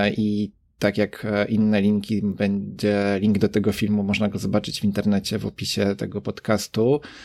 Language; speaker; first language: Polish; native; Polish